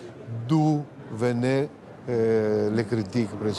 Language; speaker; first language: French; non-native, fluent; Greek